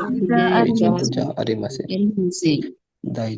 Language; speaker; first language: Japanese; non-native, learner; Sinhala